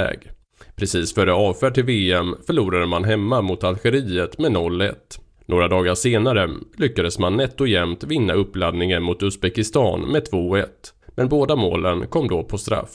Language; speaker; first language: Swedish; native; Swedish